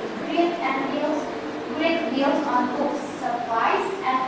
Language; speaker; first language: English; non-native, learner; Indonesian